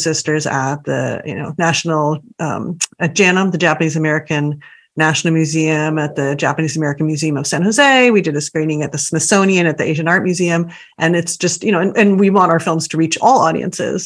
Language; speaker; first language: English; native; English